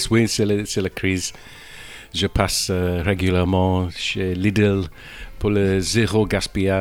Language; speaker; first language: French; non-native, fluent; English